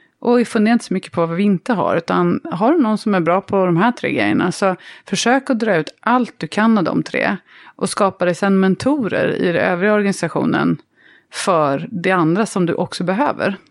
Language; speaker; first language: Swedish; native; Swedish